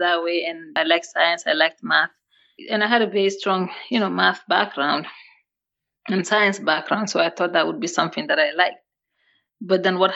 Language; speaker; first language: English; non-native, fluent; Wolof